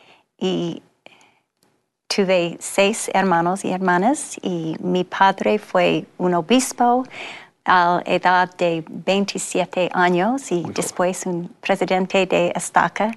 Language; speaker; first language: Spanish; non-native, learner; English